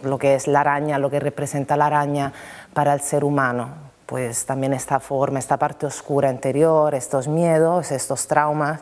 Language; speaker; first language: Spanish; non-native, fluent; Italian